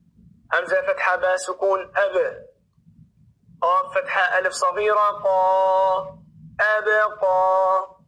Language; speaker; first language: Arabic; non-native, fluent; Oromo